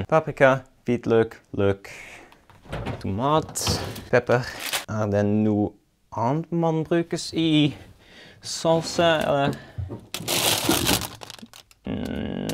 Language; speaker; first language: Norwegian; non-native, learner; Dutch